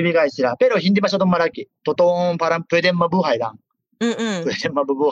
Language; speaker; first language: Filipino; non-native, learner; Japanese